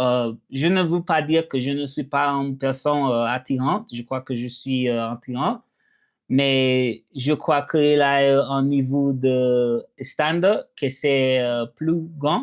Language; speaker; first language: French; non-native, learner; English